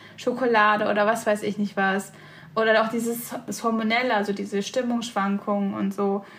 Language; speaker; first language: German; early bilingual, other home language; Turkish